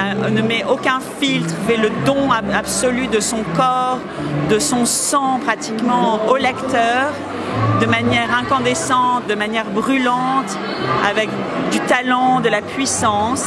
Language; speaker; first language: French; native; French